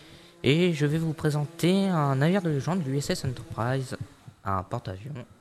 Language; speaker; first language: French; native; French